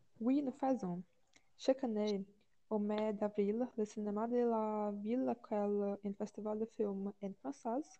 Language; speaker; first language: French; non-native, learner; Portuguese